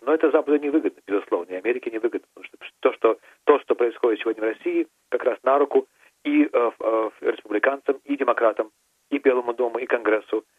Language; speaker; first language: Russian; native; Russian